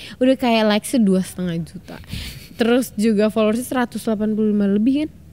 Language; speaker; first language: Indonesian; native; Indonesian